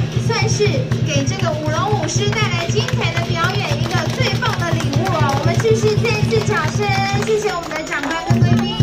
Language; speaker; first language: Chinese; native; Chinese